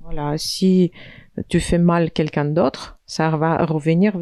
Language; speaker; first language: French; non-native, fluent; Russian